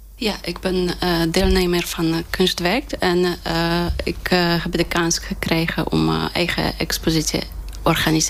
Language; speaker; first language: Dutch; non-native, fluent; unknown